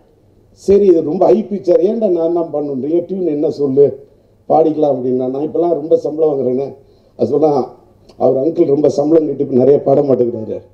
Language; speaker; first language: Tamil; native; Tamil